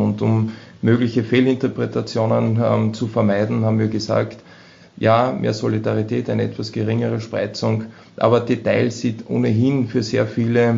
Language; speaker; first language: German; native; German